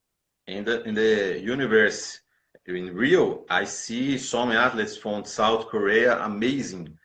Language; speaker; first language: English; non-native, learner; Portuguese